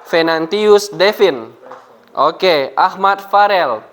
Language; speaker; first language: English; non-native, fluent; Indonesian